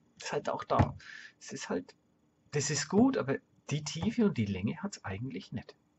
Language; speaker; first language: German; native; German